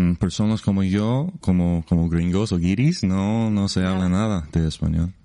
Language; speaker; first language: Spanish; non-native, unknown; English